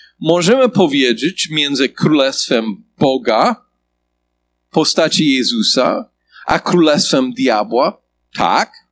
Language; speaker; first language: Polish; non-native, fluent; English